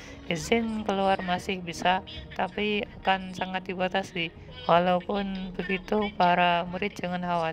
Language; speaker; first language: Indonesian; native; Indonesian